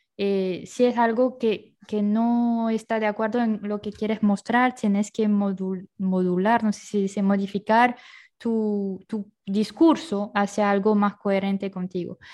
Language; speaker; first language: Spanish; non-native, fluent; French